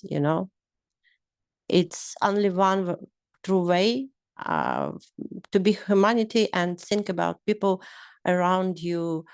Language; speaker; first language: English; non-native, learner; Ukrainian